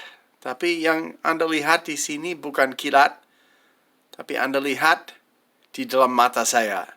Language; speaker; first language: Indonesian; non-native, fluent; English